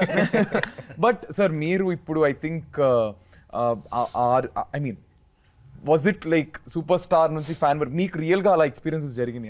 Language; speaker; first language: Telugu; native; Telugu